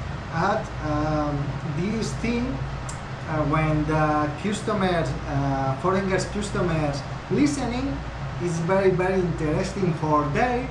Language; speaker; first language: English; non-native, learner; Spanish